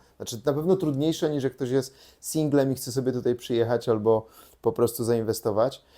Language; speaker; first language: Polish; native; Polish